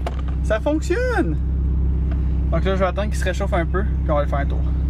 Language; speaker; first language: French; native; French